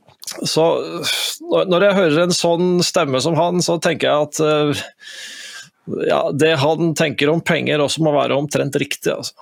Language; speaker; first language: Norwegian; native; Norwegian